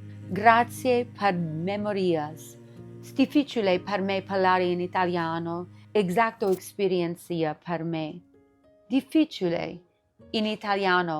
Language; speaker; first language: Italian; non-native, learner; English